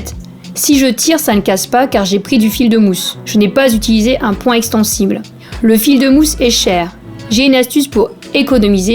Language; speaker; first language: French; native; French